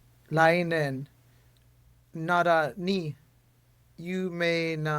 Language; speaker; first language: Japanese; non-native, learner; English